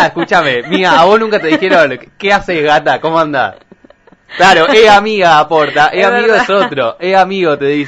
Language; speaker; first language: Spanish; native; Spanish